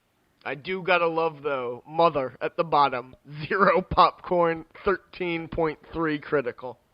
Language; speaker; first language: English; native; English